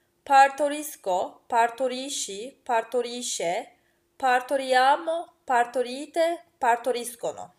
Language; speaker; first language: Italian; non-native, fluent; Turkish